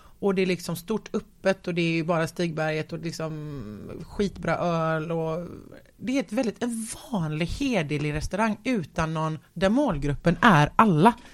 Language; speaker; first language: Swedish; native; Swedish